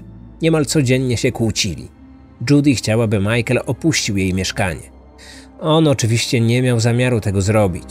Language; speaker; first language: Polish; native; Polish